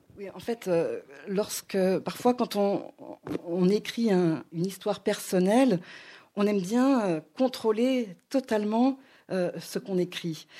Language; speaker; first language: French; native; French